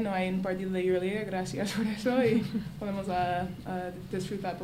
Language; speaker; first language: Spanish; non-native, fluent; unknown